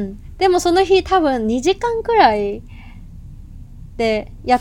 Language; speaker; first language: Japanese; non-native, fluent; Cantonese